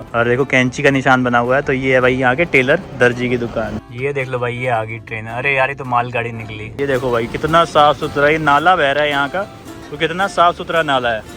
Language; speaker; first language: Hindi; native; Hindi